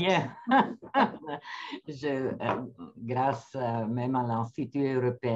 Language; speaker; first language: French; non-native, fluent; Italian